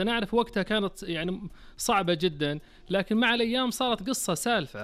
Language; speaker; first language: Arabic; native; Arabic